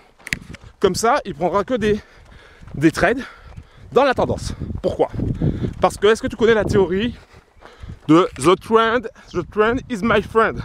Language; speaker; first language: French; native; French